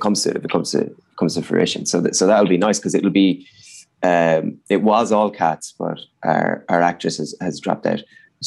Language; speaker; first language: English; native; English